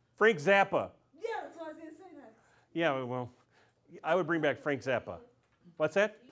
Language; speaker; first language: English; native; English